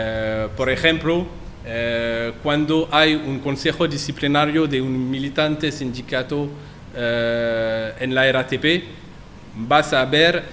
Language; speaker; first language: Spanish; non-native, learner; French